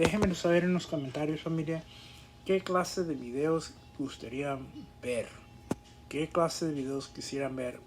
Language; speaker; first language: Spanish; early bilingual, other home language; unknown